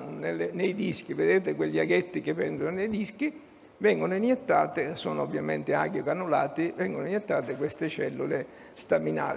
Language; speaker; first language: Italian; native; Italian